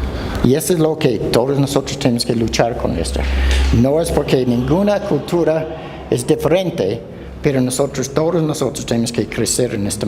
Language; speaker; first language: Spanish; non-native, fluent; English